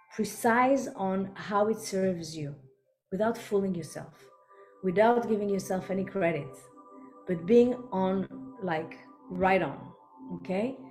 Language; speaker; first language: English; non-native, fluent; Hebrew